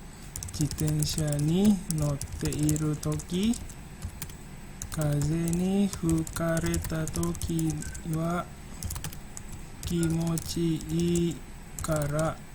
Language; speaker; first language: Japanese; non-native, fluent; Indonesian